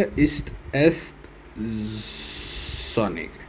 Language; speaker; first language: German; non-native, learner; Spanish